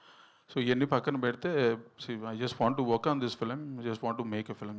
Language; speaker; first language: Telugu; native; Telugu